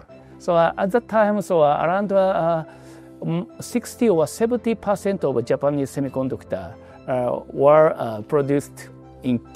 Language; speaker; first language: English; non-native, learner; Japanese